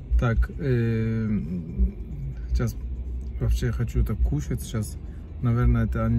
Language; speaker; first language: Russian; non-native, learner; Turkish